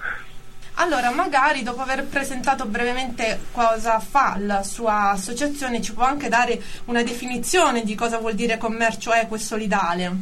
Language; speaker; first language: Italian; native; Italian